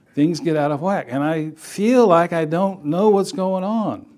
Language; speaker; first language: English; native; English